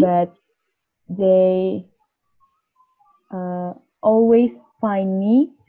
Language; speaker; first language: English; non-native, learner; Indonesian